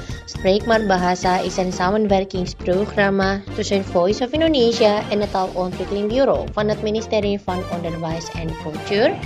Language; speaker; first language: Dutch; non-native, fluent; Indonesian